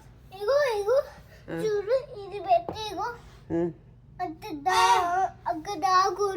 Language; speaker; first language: Telugu; early bilingual, heritage; Telugu